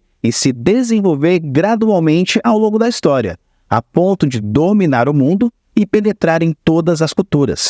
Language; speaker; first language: Portuguese; native; Portuguese